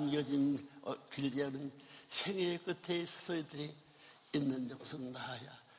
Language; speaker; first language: Korean; native; Korean